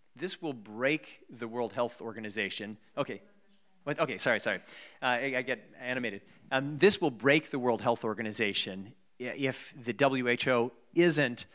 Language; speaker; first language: English; native; English